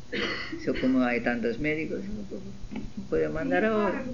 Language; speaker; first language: Portuguese; non-native, learner; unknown